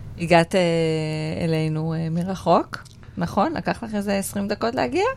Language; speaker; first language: Hebrew; native; Hebrew